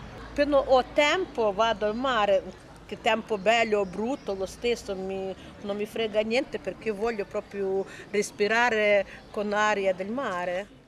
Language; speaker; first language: Italian; non-native, learner; Ukrainian